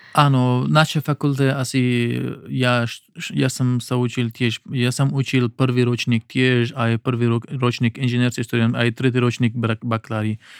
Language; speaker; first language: Slovak; non-native, learner; Pashto